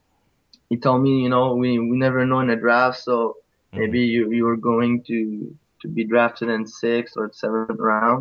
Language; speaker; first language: English; non-native, fluent; French